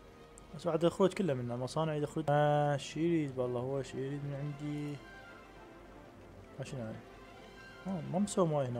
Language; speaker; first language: Arabic; native; Arabic